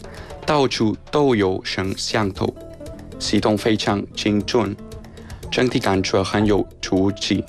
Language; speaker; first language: Chinese; non-native, fluent; Spanish